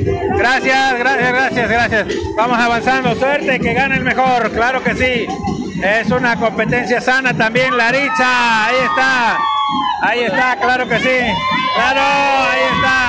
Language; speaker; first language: Spanish; native; Spanish